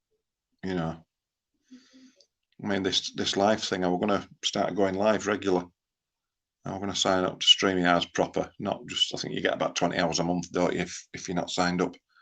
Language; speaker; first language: English; native; English